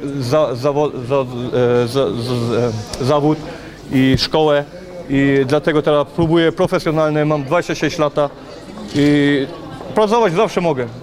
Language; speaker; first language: Polish; early bilingual, heritage; Polish